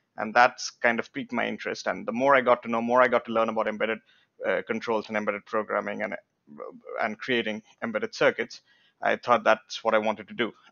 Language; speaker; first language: English; non-native, local second language; Bangla